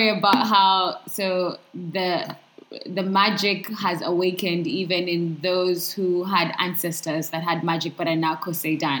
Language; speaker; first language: English; non-native, local second language; Ganda